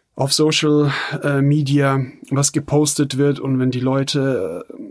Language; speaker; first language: German; non-native, fluent; Bosnian